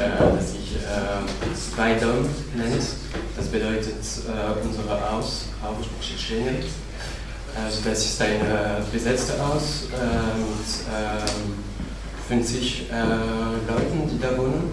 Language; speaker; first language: German; non-native, fluent; French